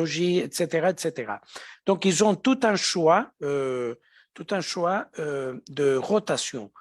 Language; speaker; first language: French; non-native, fluent; Spanish